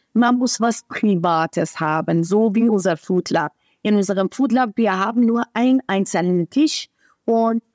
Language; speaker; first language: German; non-native, fluent; Persian